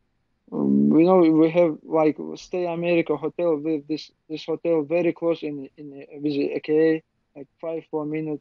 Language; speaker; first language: English; non-native, learner; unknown